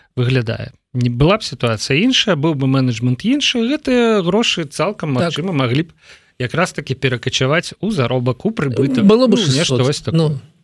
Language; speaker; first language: Belarusian; native; Belarusian